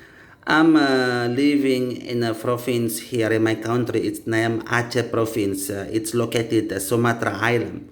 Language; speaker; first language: English; non-native, learner; Indonesian